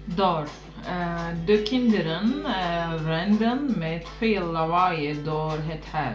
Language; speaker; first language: Dutch; non-native, learner; Turkish